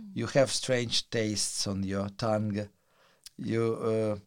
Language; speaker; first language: English; non-native, fluent; Russian